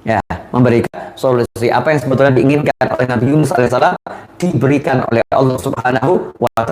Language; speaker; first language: Indonesian; native; Indonesian